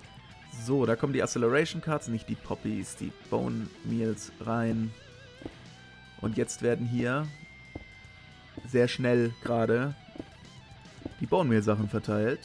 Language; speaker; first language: German; native; German